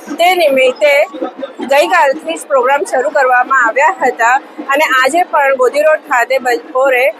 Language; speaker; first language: Gujarati; non-native, local second language; Sindhi